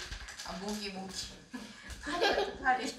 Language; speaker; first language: Korean; native; Korean